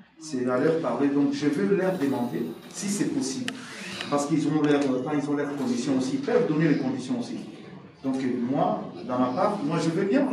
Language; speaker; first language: French; non-native, local second language; Lingala